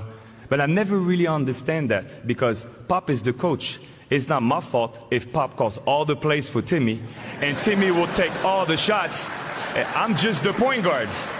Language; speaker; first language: English; non-native, fluent; French